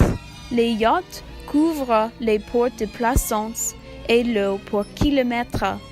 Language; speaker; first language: French; non-native, learner; English